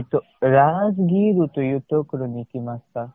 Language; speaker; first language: Japanese; non-native, learner; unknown